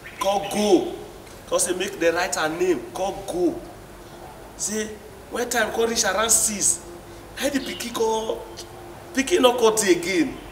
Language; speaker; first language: Nigerian Pidgin; native; Nigerian Pidgin